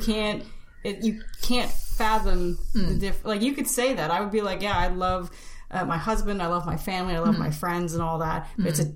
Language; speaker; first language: English; native; English